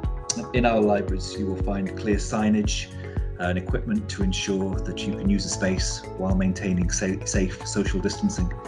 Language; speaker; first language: English; native; English